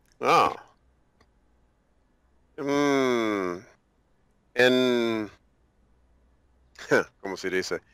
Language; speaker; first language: Spanish; non-native, learner; English